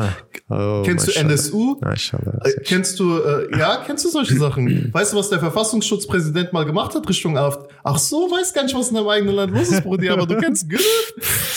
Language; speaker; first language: German; native; German